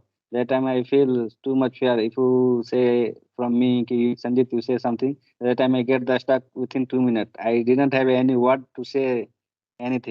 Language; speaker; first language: English; non-native, learner; Hindi